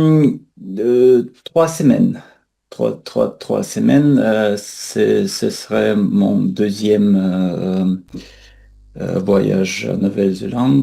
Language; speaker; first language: French; non-native, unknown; Russian